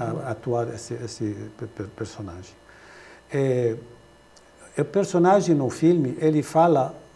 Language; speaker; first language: Portuguese; non-native, fluent; Arabic